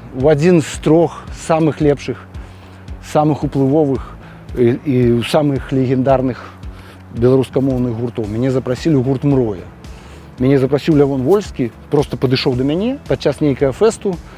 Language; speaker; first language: Belarusian; non-native, local second language; Russian